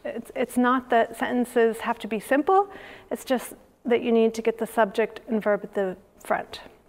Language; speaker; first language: English; native; English